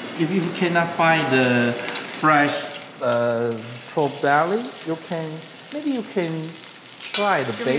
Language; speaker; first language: English; non-native, learner; Chinese